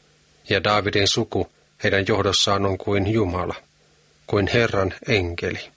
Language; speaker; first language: Finnish; native; Finnish